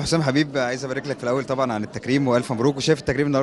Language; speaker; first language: Arabic; native; Arabic